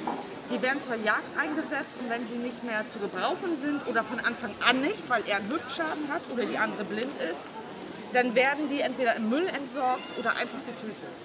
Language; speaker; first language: German; native; German